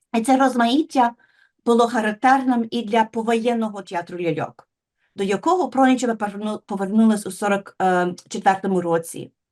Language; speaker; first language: Ukrainian; non-native, fluent; English